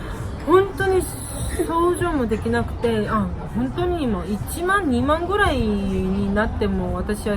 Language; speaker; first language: Japanese; non-native, fluent; Korean